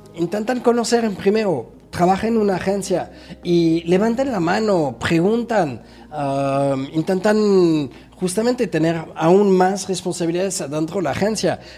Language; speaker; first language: Spanish; non-native, fluent; French